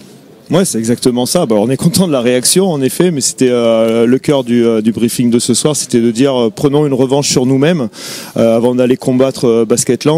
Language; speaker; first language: French; native; French